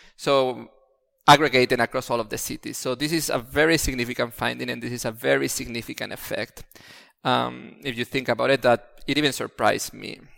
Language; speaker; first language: English; non-native, fluent; Spanish